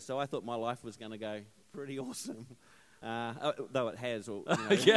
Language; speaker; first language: English; native; English